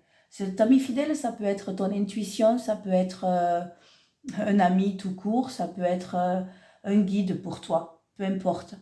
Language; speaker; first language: French; native; French